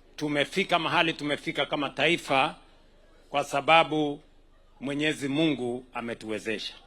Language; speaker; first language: Swahili; non-native, local second language; Kalenjin